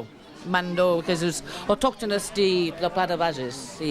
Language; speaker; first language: Spanish; non-native, learner; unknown